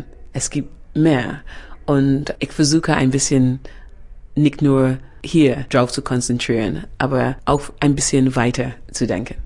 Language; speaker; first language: German; non-native, fluent; English